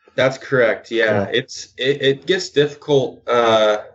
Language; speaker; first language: English; native; English